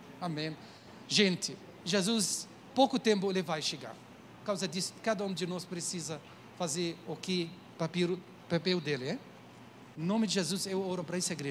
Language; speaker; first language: Portuguese; non-native, learner; Arabic